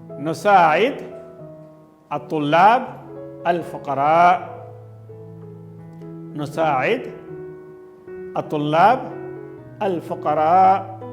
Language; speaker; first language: Arabic; non-native, fluent; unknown